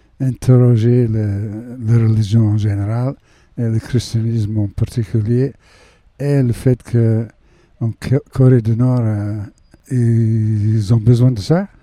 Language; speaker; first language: French; non-native, fluent; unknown